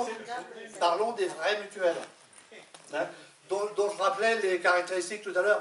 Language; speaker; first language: French; native; French